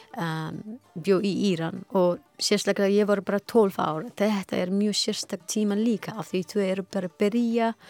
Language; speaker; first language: Icelandic; non-native, learner; Persian